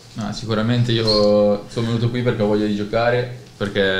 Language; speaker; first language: Italian; native; Italian